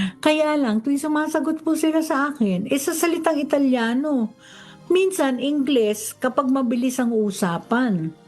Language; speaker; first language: Filipino; native; Filipino